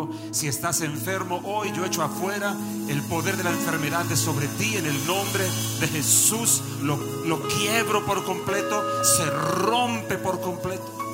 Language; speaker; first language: Spanish; native; Spanish